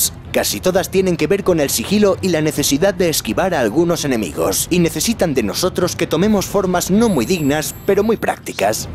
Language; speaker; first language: Spanish; native; Spanish